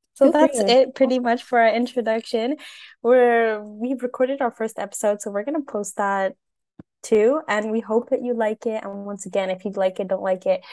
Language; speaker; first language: English; native; English